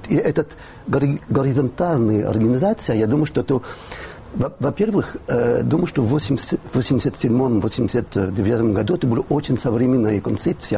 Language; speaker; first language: Russian; non-native, fluent; French